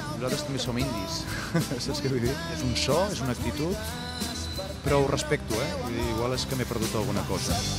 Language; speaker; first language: Catalan; native; Catalan